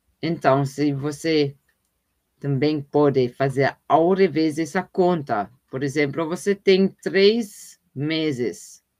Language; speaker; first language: Portuguese; non-native, fluent; German